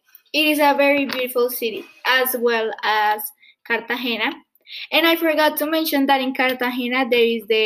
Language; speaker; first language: English; non-native, fluent; Spanish